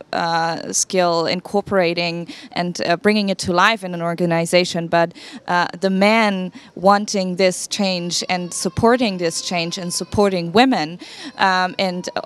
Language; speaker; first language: English; non-native, fluent; German